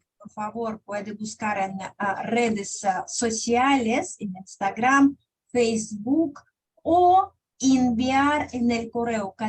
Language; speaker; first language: Spanish; non-native, fluent; Russian